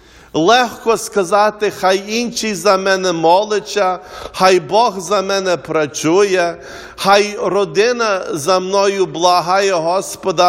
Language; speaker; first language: Ukrainian; early bilingual, heritage; Ukrainian